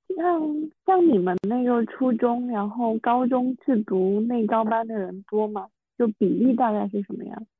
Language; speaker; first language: Chinese; non-native, local second language; Min Nan Chinese